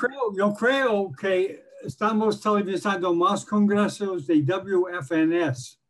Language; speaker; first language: Spanish; non-native, learner; English